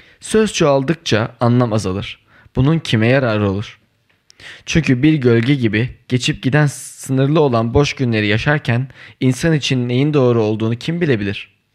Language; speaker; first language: Turkish; native; Turkish